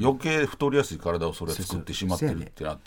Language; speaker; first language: Japanese; native; Japanese